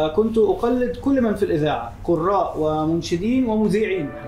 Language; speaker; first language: Arabic; native; Arabic